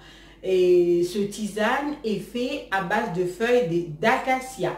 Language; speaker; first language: French; non-native, local second language; Haitian Creole